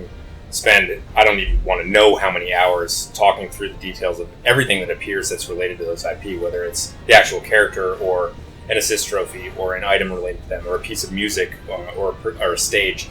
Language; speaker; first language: English; native; English